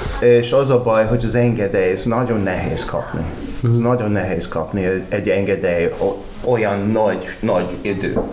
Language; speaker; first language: Hungarian; non-native, learner; English